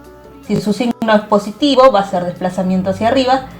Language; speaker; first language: Spanish; native; Spanish